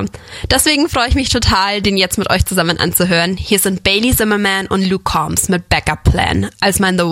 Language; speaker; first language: German; native; German